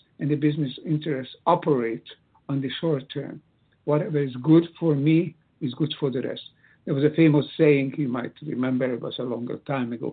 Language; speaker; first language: English; non-native, fluent; Hungarian